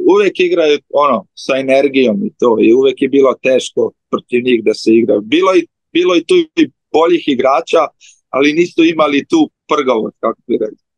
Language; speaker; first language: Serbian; early bilingual, heritage; Slovenian